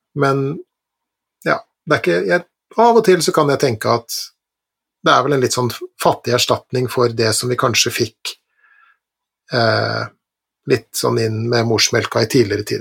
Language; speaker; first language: Norwegian; native; Norwegian